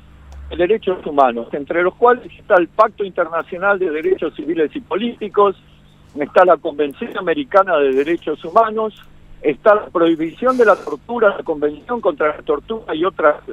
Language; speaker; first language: Spanish; native; Spanish